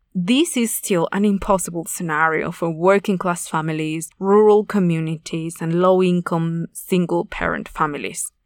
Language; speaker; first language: English; non-native, fluent; Spanish